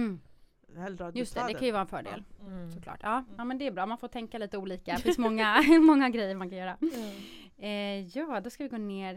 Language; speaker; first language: Swedish; native; Swedish